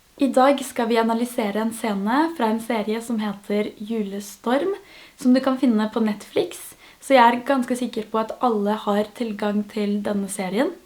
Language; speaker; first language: Norwegian; non-native, fluent; French